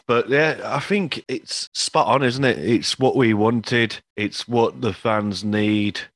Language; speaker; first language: English; native; English